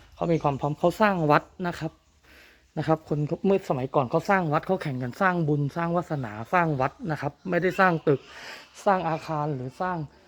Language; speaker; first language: Thai; native; Thai